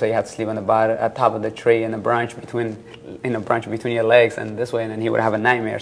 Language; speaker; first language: English; early bilingual, other home language; Tigrinya